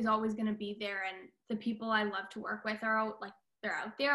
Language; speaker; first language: English; native; English